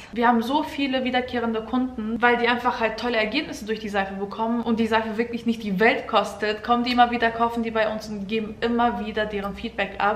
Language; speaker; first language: German; early bilingual, other home language; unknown